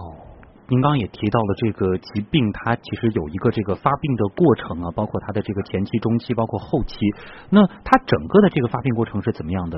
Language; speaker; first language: Chinese; native; Chinese